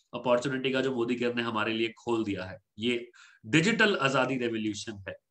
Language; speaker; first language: Hindi; native; Hindi